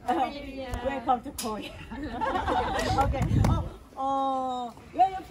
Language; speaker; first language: English; non-native, learner; Korean